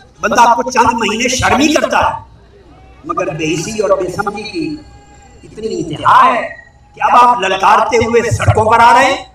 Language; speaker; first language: Urdu; non-native, local second language; Punjabi